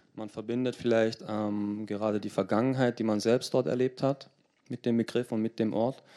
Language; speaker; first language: German; early bilingual, other home language; Turkish